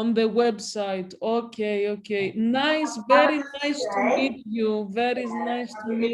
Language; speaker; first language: English; non-native, learner; Greek